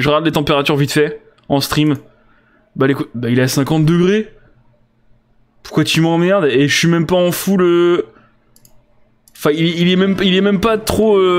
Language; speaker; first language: French; native; French